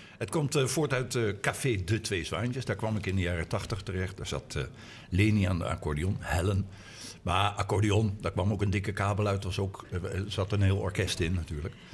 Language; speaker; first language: Dutch; native; Dutch